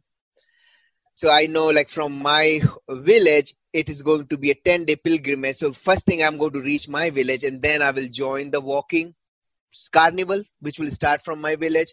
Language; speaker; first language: English; non-native, local second language; Hindi